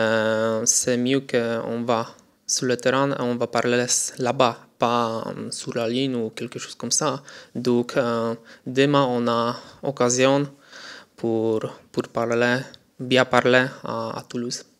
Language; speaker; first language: French; non-native, learner; Polish